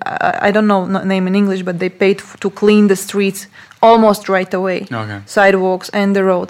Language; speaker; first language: English; non-native, fluent; Latvian